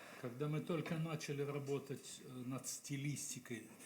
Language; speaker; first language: Russian; native; Russian